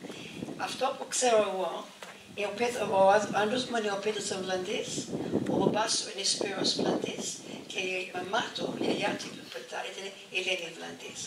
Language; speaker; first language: Greek; early bilingual, heritage; English